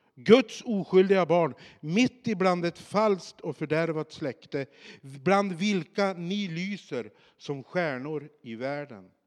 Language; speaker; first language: Swedish; native; Swedish